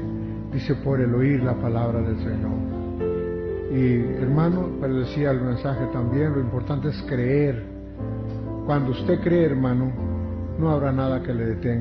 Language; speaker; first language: Spanish; native; Spanish